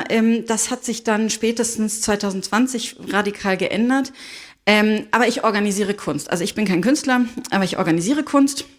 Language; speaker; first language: German; native; German